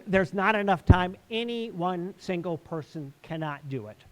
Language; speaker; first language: English; native; English